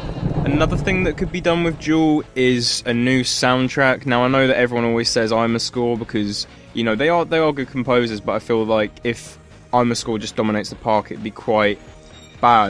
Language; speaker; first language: English; native; English